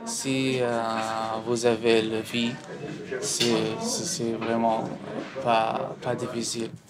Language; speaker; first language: French; non-native, learner; Arabic